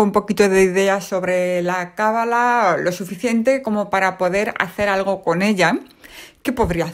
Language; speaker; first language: Spanish; native; Spanish